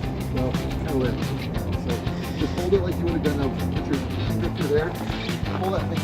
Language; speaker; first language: English; native; English